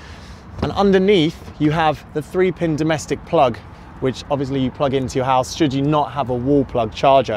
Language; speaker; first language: English; native; English